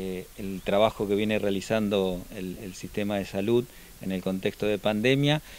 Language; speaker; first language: Spanish; native; Spanish